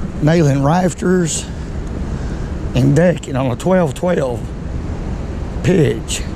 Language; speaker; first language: English; native; English